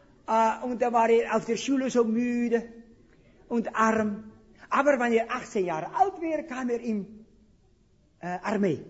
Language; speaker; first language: German; non-native, fluent; Dutch